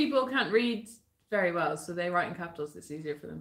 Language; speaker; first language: English; native; English